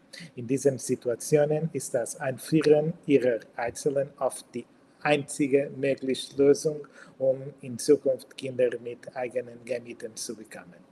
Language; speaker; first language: German; non-native, learner; Portuguese